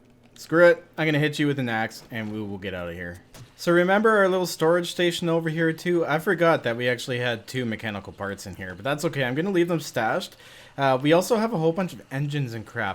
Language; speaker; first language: English; native; English